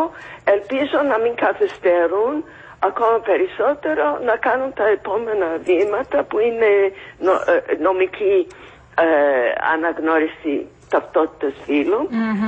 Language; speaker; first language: Greek; non-native, fluent; English